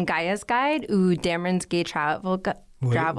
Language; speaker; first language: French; non-native, learner; English